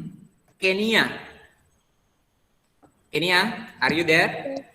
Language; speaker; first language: English; non-native, learner; Indonesian